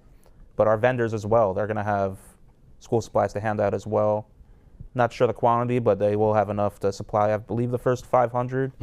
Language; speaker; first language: English; native; English